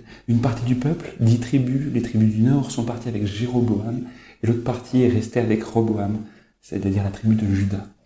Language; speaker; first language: French; native; French